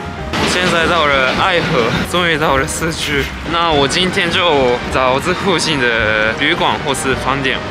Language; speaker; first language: Chinese; early bilingual, heritage; Japanese